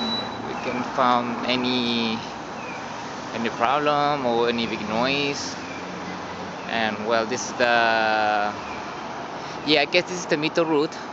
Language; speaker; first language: English; non-native, learner; Spanish